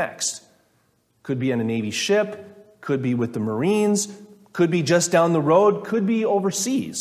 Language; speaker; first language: English; native; English